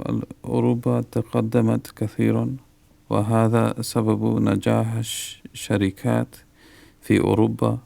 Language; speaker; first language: Arabic; non-native, learner; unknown